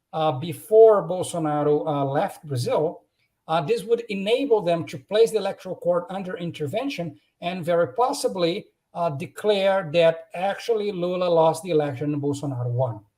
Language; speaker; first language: English; non-native, fluent; Portuguese